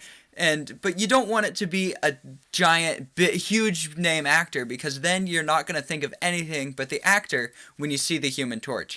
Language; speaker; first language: English; native; English